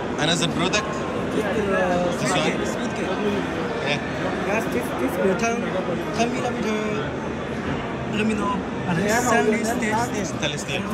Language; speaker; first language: English; non-native, learner; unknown